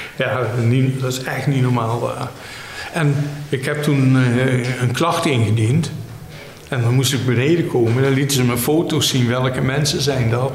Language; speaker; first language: Dutch; native; Dutch